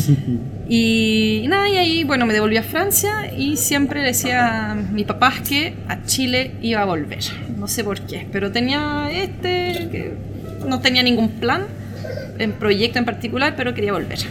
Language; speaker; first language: Spanish; non-native, fluent; French